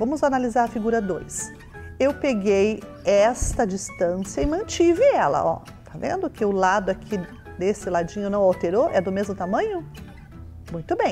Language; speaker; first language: Portuguese; native; Portuguese